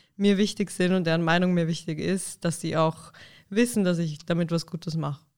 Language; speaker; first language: German; native; German